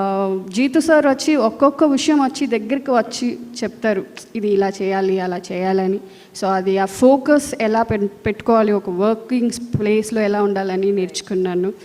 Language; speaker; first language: Telugu; non-native, fluent; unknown